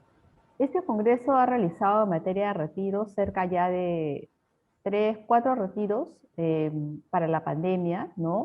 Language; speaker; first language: Spanish; native; Spanish